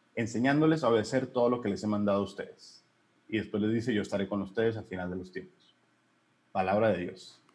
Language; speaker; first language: Spanish; native; Spanish